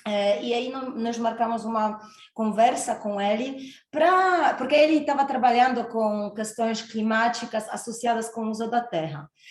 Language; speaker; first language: Portuguese; non-native, fluent; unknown